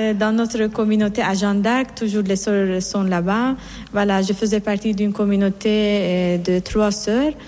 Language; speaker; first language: French; non-native, fluent; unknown